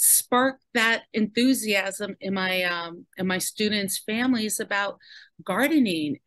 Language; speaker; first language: English; native; English